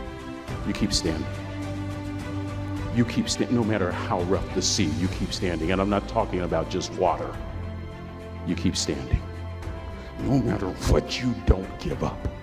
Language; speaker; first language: English; native; English